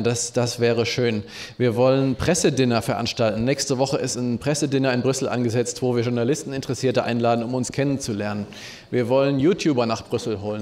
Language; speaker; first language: German; native; German